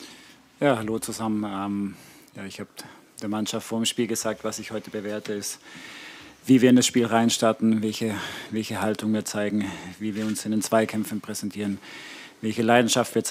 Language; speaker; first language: German; native; German